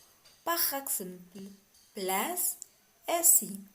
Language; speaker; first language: French; non-native, learner; Spanish